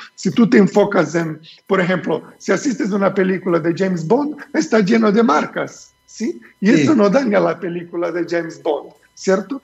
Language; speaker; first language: Spanish; non-native, fluent; Portuguese